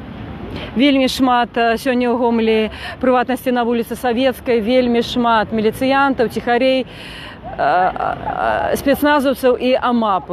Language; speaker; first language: Belarusian; non-native, local second language; Russian